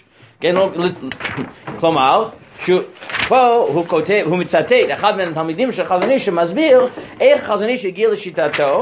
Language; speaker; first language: Hebrew; non-native, fluent; English